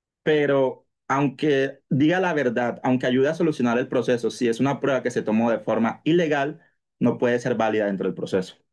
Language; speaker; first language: Spanish; native; Spanish